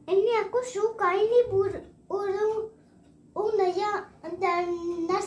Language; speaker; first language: Indonesian; early bilingual, heritage; Indonesian